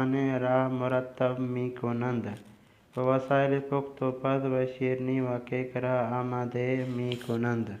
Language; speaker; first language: Persian; non-native, fluent; Urdu